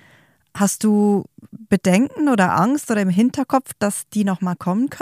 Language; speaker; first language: German; native; German